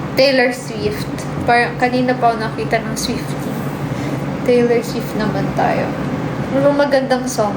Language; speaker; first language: Filipino; native; Filipino